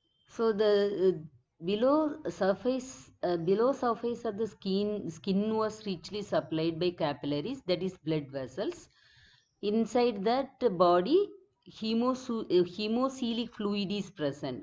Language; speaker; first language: English; non-native, local second language; Tamil